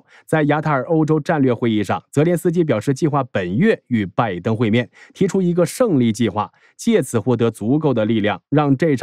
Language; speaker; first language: Chinese; native; Chinese